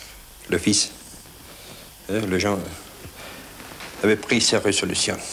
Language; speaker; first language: French; non-native, fluent; Spanish